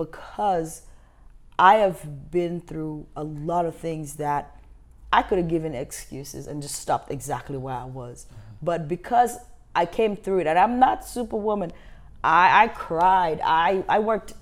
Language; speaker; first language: English; non-native, local second language; Wolof